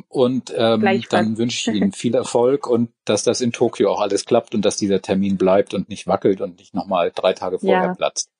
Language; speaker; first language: German; native; German